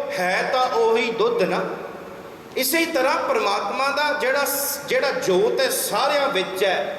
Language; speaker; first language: Punjabi; early bilingual, heritage; Punjabi